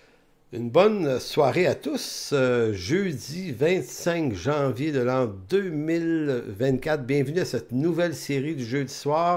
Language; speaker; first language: French; native; French